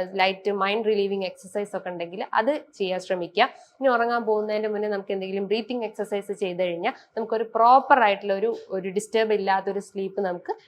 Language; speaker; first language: Malayalam; native; Malayalam